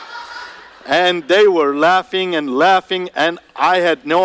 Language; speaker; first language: English; non-native, fluent; Turkish